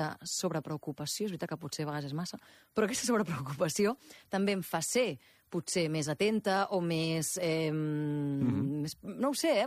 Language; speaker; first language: Catalan; native; Catalan